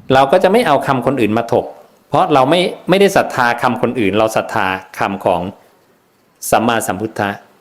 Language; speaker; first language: Thai; native; Thai